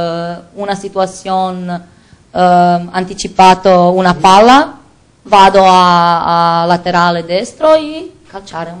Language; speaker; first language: Italian; non-native, learner; Croatian